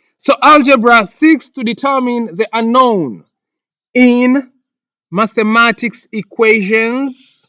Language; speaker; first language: English; non-native, local second language; Swahili